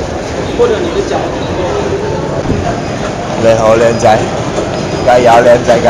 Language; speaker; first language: Chinese; non-native, learner; Italian